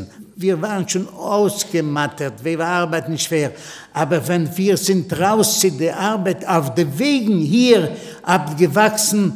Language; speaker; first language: German; non-native, fluent; Yiddish